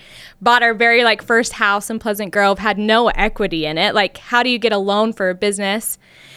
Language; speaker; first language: English; native; English